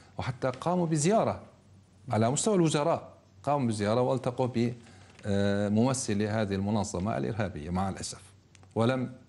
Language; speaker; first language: Arabic; non-native, fluent; Turkish